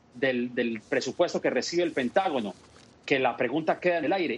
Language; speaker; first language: Spanish; native; Spanish